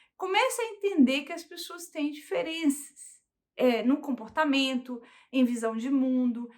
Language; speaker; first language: Portuguese; early bilingual, heritage; Portuguese